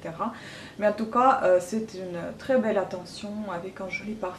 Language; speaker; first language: French; non-native, fluent; Russian